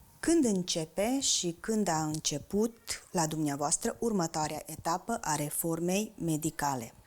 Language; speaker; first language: Romanian; native; Romanian